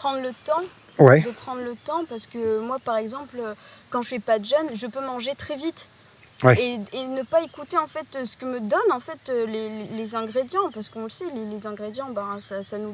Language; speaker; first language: French; native; French